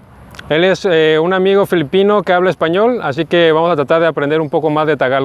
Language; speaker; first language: Spanish; native; Spanish